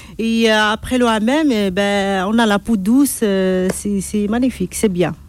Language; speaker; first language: French; non-native, local second language; Arabic